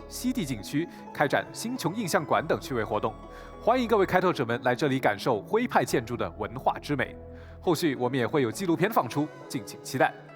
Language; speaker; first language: Chinese; native; Chinese